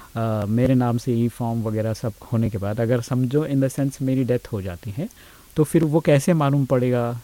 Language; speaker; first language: Hindi; native; Hindi